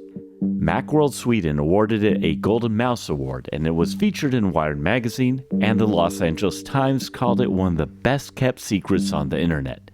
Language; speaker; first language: English; native; English